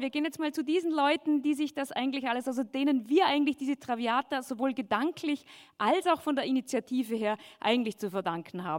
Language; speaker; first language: German; native; German